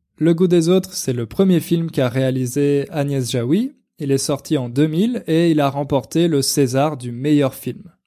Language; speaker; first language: French; native; French